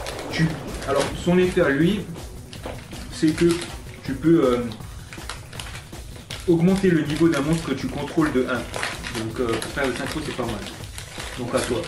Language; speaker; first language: French; native; French